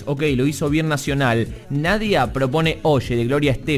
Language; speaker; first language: Spanish; native; Spanish